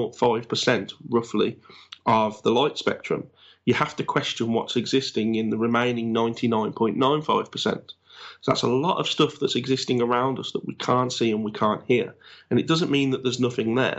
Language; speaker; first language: English; native; English